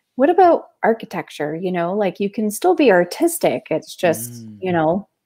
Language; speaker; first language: English; native; English